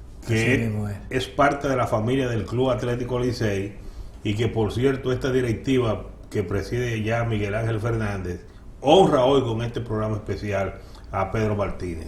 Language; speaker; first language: Spanish; native; Spanish